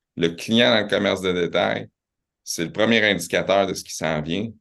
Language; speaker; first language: French; native; French